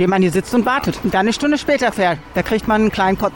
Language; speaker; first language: German; native; German